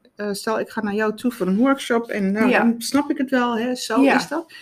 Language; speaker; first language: Dutch; non-native, fluent; Afrikaans